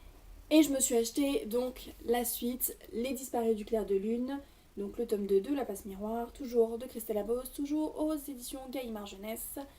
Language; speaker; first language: French; native; French